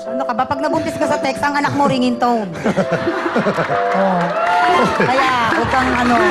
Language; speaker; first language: Filipino; native; Filipino